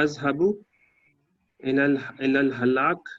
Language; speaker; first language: Arabic; non-native, learner; Urdu